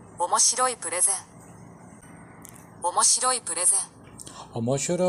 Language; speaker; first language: Japanese; non-native, learner; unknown